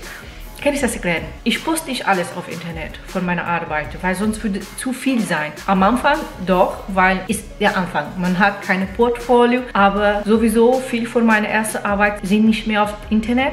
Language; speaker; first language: German; non-native, fluent; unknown